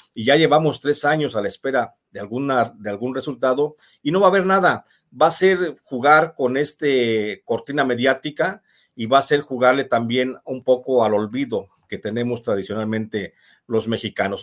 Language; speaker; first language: Spanish; native; Spanish